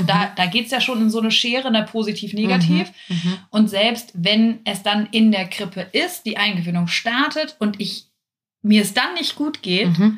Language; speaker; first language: German; native; German